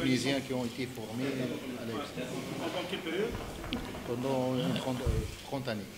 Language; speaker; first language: French; non-native, local second language; Arabic